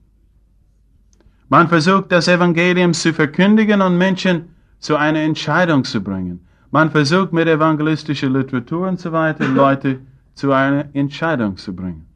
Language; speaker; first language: German; non-native, fluent; English